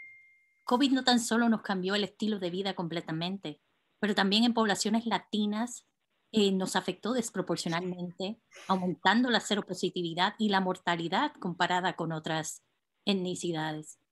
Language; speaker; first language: Spanish; native; Spanish